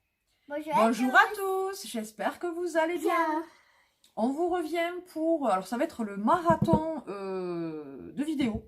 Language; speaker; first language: French; native; French